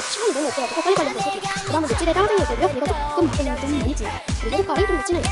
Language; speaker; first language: Korean; native; Korean